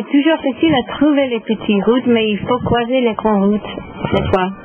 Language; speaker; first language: French; non-native, learner; English